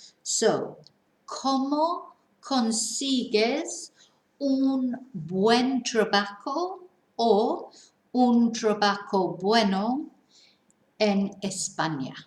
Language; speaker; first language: Spanish; non-native, fluent; English